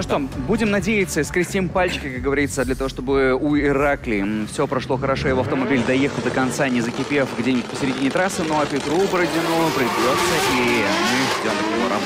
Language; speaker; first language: Russian; native; Russian